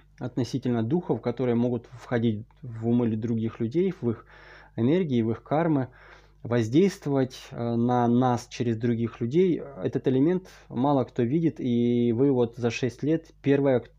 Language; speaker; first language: Russian; native; Russian